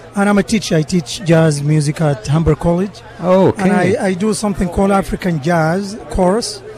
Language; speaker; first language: English; non-native, fluent; Arabic